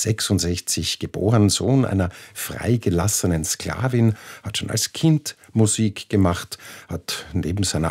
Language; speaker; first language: German; native; German